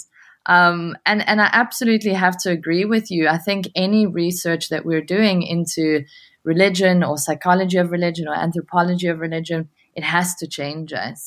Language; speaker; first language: English; native; English